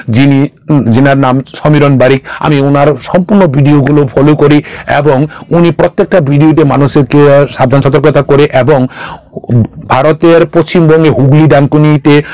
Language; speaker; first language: Bangla; non-native, local second language; Kok Borok